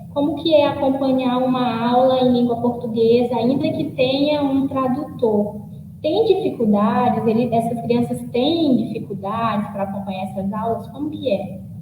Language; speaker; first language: Portuguese; native; Portuguese